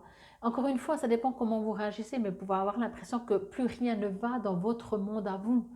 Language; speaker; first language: French; native; French